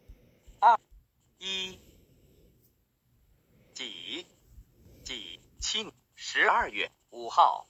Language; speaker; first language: Chinese; non-native, learner; English